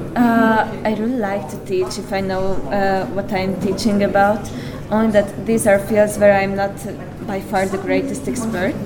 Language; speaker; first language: English; non-native, fluent; Hungarian